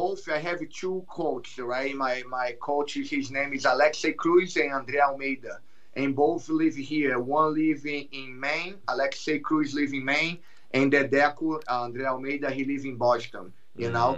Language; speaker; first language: English; non-native, learner; Portuguese